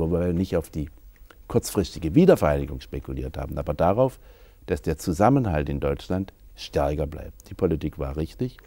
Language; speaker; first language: German; native; German